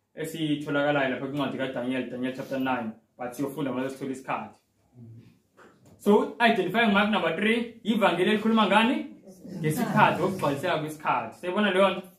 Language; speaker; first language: Zulu; non-native, local second language; Xhosa